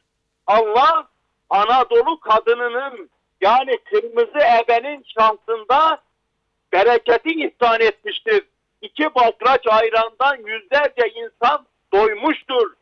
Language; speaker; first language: Turkish; native; Turkish